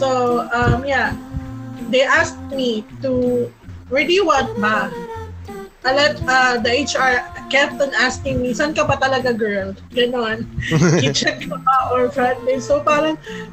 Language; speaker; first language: English; non-native, local second language; Filipino